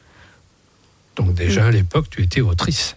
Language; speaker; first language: French; native; French